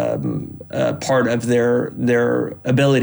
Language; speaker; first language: English; native; English